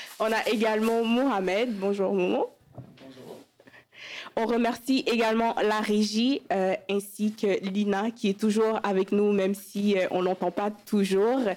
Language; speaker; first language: French; early bilingual, other home language; Wolof